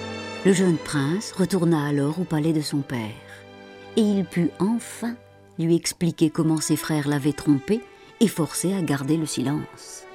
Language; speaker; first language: French; native; French